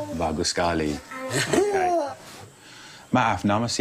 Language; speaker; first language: Indonesian; non-native, learner; English